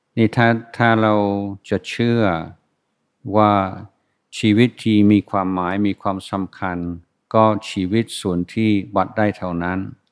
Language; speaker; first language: Thai; non-native, fluent; English